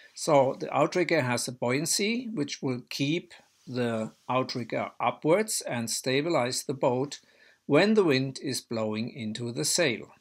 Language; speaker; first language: English; non-native, fluent; German